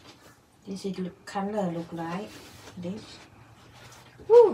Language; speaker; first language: English; non-native, learner; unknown